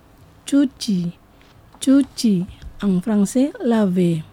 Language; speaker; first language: French; non-native, fluent; Indonesian